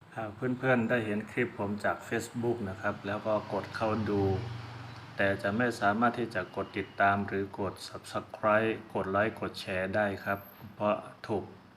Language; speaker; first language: Thai; non-native, local second language; Shan